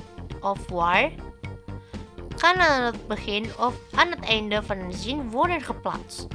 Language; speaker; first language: Dutch; non-native, fluent; Indonesian